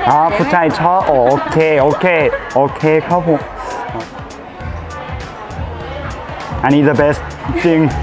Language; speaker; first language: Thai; non-native, learner; Korean